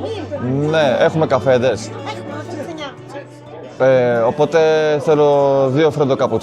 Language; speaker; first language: Greek; non-native, learner; Georgian